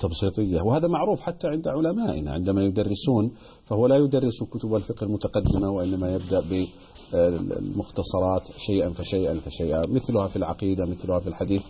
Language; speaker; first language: Arabic; native; Arabic